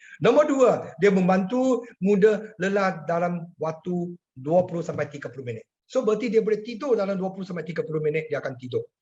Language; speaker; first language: Malay; non-native, local second language; Chinese